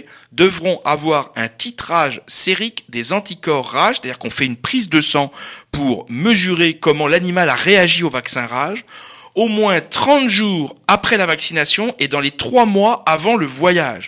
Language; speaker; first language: French; native; French